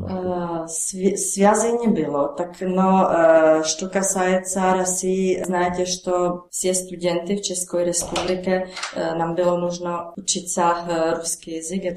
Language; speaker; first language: Russian; non-native, learner; Czech